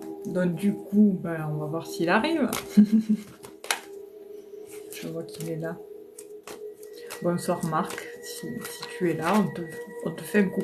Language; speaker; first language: French; native; French